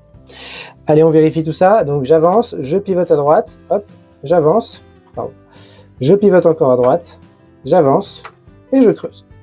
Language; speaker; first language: French; native; French